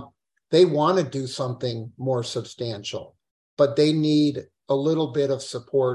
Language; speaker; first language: English; native; English